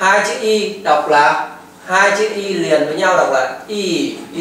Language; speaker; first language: Vietnamese; native; Vietnamese